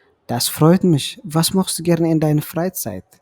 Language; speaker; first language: German; non-native, fluent; Tigrinya